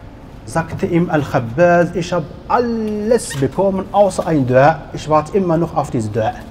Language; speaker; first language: German; non-native, learner; Arabic